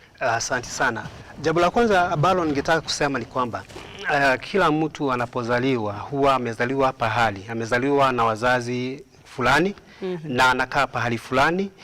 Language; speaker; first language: Swahili; non-native, local second language; Kikuyu